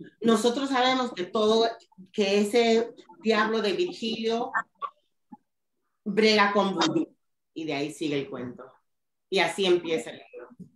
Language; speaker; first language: Spanish; early bilingual, heritage; Spanish